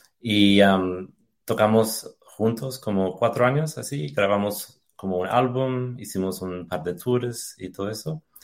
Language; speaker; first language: Spanish; early bilingual, heritage; English